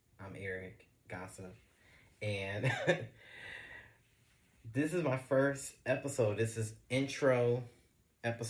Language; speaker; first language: English; native; English